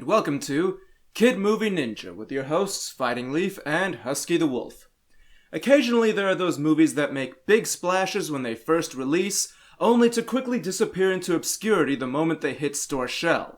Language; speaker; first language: English; native; English